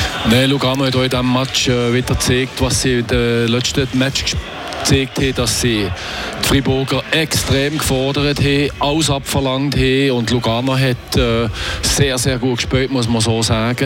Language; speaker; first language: German; native; German